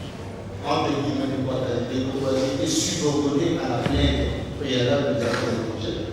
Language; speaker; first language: French; non-native, local second language; Lingala